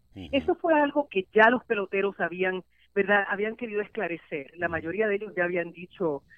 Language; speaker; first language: Spanish; native; Spanish